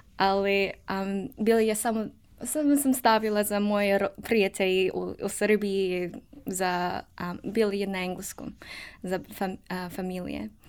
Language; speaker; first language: Serbian; non-native, learner; English